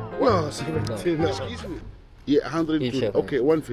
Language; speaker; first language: English; non-native, learner; Arabic